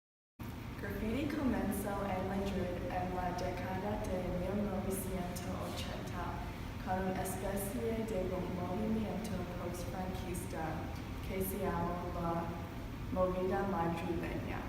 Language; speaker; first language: Spanish; non-native, learner; English